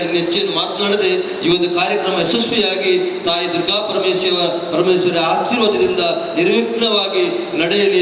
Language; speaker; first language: Kannada; non-native, local second language; Tulu